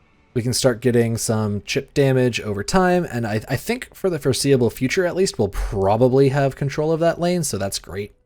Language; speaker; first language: English; native; English